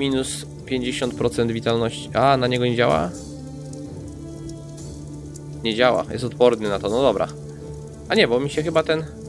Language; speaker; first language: Polish; native; Polish